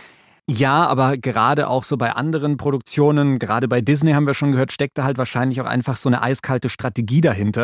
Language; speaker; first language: German; native; German